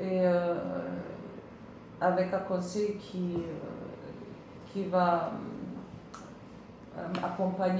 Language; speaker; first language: French; non-native, learner; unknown